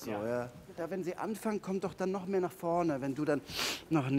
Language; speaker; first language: German; native; German